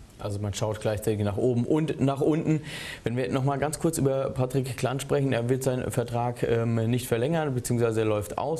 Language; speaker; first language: German; native; German